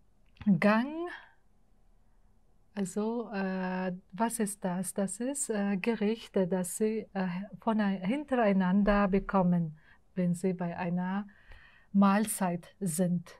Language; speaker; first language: German; non-native, fluent; Uzbek